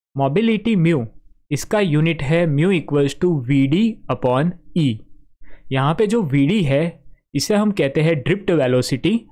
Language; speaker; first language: Hindi; non-native, local second language; Gujarati